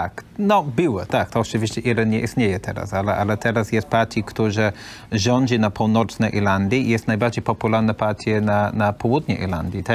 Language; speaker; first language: Polish; non-native, learner; English